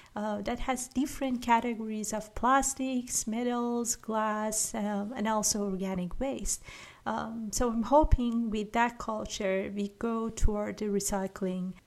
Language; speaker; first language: English; non-native, fluent; Persian